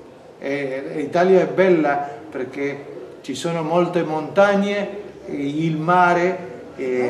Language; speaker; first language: Italian; non-native, learner; Spanish